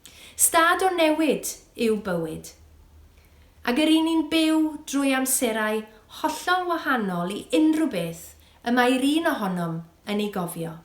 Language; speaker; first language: Welsh; native; Welsh